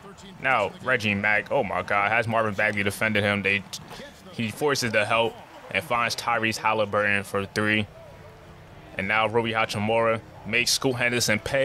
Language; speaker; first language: English; native; English